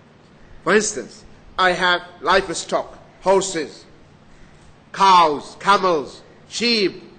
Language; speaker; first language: English; non-native, fluent; Arabic